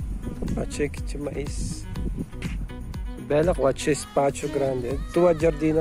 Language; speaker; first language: Italian; non-native, learner; Filipino